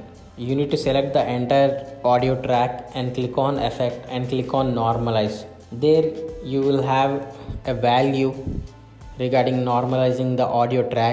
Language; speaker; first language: English; non-native, local second language; Telugu